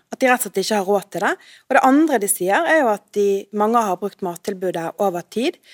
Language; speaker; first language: Norwegian; native; Norwegian